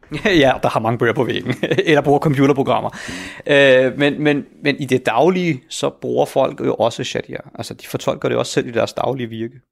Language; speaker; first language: Danish; early bilingual, other home language; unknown